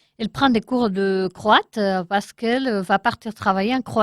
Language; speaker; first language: French; non-native, learner; Spanish